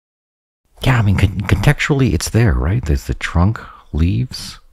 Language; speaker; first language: English; native; English